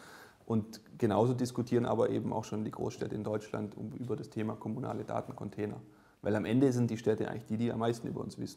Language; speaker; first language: German; native; German